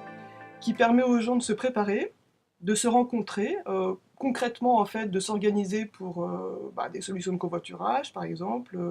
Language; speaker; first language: French; native; French